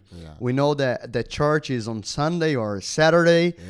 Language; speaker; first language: English; non-native, fluent; Portuguese